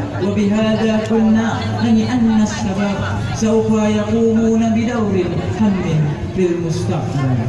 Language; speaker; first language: Arabic; non-native, learner; Indonesian